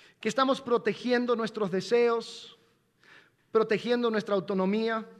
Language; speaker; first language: Spanish; non-native, fluent; English